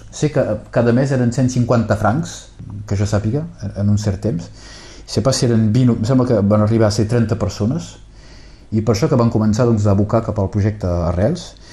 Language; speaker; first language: Catalan; non-native, local second language; French